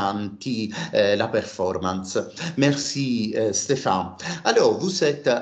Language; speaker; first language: French; non-native, fluent; Italian